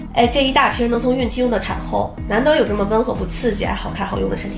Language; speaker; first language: Chinese; native; Chinese